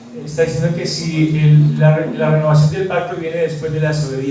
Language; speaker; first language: Spanish; native; Spanish